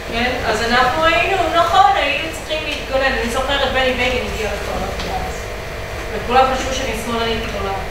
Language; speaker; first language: Hebrew; non-native, fluent; English